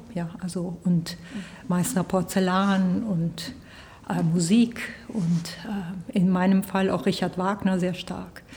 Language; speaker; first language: German; early bilingual, heritage; Spanish